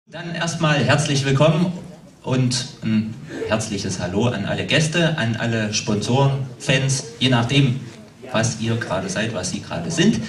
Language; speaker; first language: German; native; German